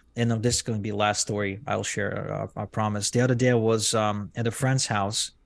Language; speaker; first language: English; non-native, fluent; Hebrew